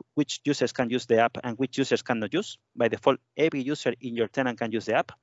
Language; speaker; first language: English; non-native, fluent; Spanish